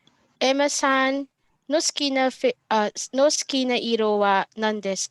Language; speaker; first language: Japanese; non-native, learner; Filipino